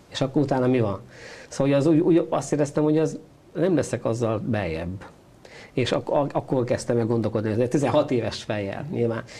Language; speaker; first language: Hungarian; native; Hungarian